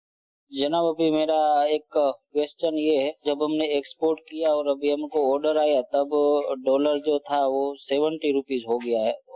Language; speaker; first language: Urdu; non-native, local second language; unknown